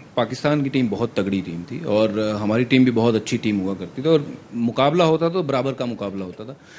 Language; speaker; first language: Hindi; non-native, local second language; Punjabi